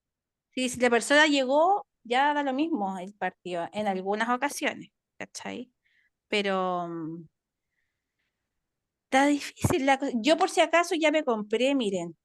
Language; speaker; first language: Spanish; native; Spanish